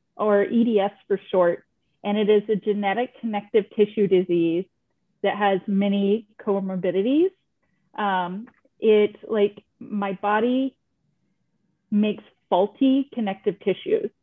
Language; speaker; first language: English; native; English